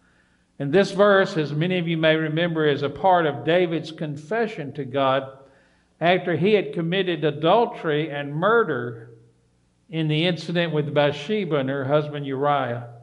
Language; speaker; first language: English; native; English